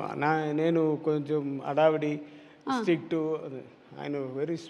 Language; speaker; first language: Telugu; non-native, learner; Tamil